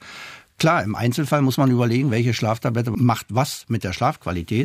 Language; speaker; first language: German; non-native, fluent; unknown